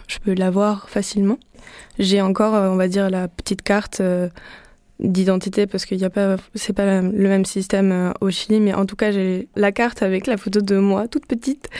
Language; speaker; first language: French; early bilingual, other home language; Spanish